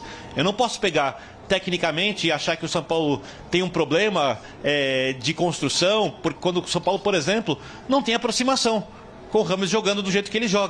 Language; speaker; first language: Portuguese; native; Portuguese